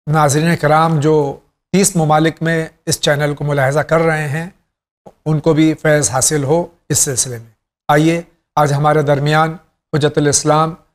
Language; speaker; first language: Hindi; native; Hindi